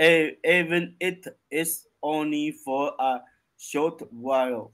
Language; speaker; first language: English; non-native, learner; Chinese